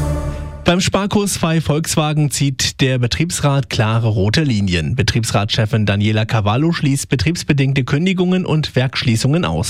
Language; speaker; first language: German; native; German